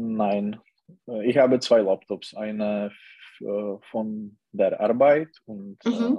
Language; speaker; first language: German; non-native, learner; Czech